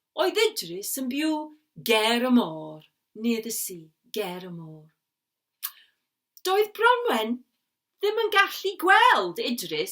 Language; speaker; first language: Welsh; non-native, learner; English